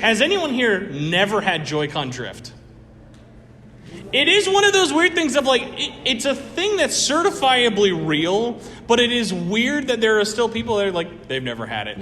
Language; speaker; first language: English; native; English